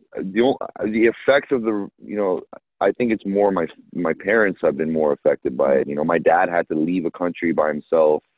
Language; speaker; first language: English; early bilingual, other home language; Persian